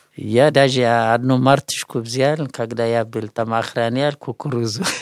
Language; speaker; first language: Russian; non-native, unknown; Amharic